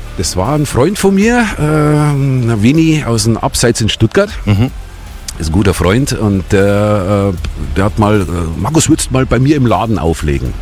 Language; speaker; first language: German; native; German